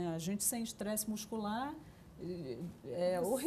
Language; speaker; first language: Portuguese; native; Portuguese